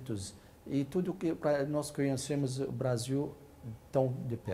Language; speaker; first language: Portuguese; non-native, fluent; Arabic